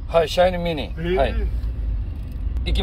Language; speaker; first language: Japanese; non-native, learner; Korean